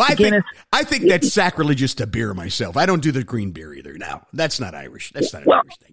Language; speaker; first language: English; native; English